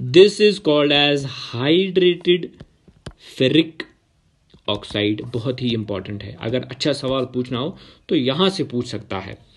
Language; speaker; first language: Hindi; non-native, local second language; Kashmiri